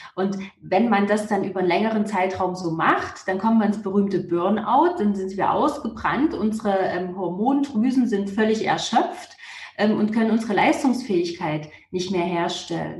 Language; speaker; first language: German; native; German